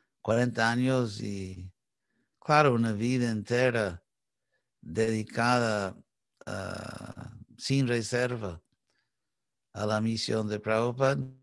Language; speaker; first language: Spanish; non-native, fluent; English